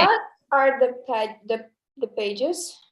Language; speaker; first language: English; non-native, learner; Portuguese